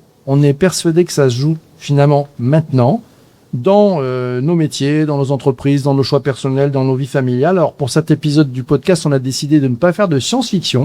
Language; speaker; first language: French; native; French